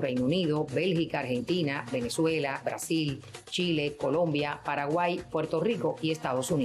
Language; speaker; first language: Spanish; native; Spanish